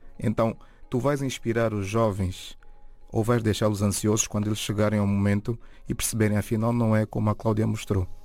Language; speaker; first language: Portuguese; native; Portuguese